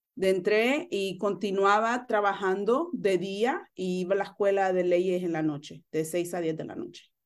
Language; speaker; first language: Spanish; early bilingual, heritage; Spanish